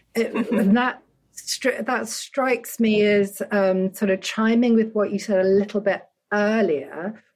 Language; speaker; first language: English; native; English